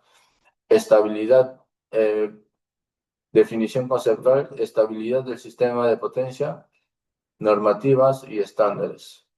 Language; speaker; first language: Spanish; native; Spanish